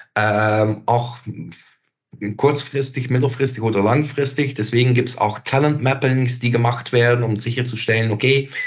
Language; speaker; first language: German; non-native, fluent; Dutch